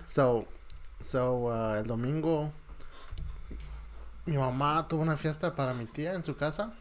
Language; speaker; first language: Spanish; early bilingual, heritage; Spanish